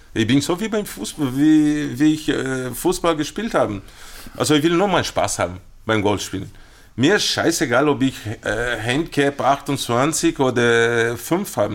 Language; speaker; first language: German; non-native, fluent; Portuguese